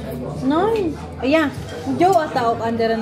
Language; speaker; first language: German; non-native, learner; Filipino